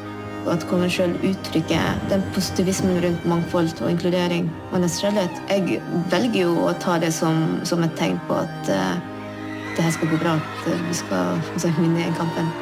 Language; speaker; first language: Norwegian; native; Norwegian